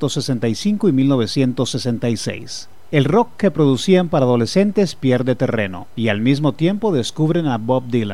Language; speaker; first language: Spanish; native; Spanish